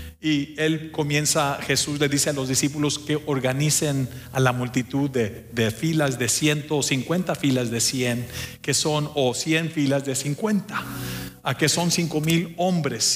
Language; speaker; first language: Spanish; early bilingual, heritage; Spanish